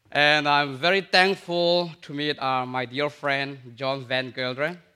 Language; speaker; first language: English; non-native, fluent; Burmese